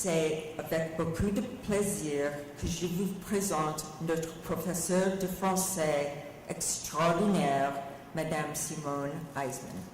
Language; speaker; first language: French; non-native, fluent; English